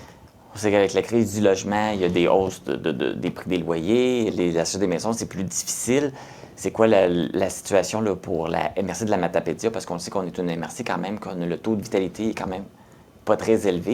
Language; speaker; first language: French; native; French